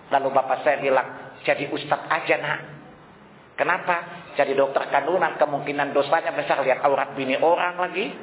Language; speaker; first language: Indonesian; non-native, local second language; Sundanese